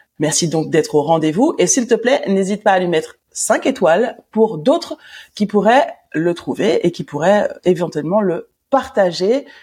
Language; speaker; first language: French; native; French